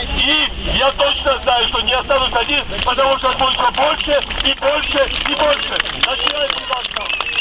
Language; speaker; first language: Russian; non-native, local second language; Georgian